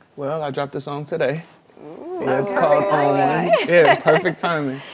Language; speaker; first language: English; native; English